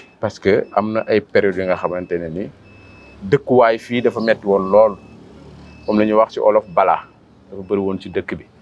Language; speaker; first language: Wolof; non-native, local second language; Mandingo